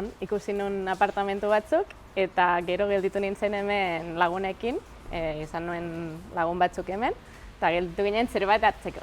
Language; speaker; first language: Basque; non-native, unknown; Catalan